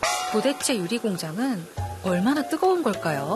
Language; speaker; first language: Korean; native; Korean